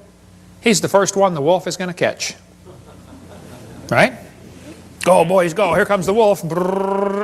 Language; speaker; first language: English; native; English